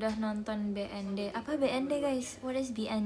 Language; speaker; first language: Indonesian; native; Indonesian